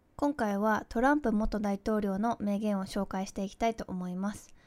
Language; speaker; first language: Japanese; early bilingual, heritage; Japanese